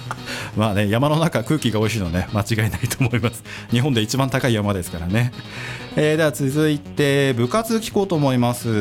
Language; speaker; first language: Japanese; native; Japanese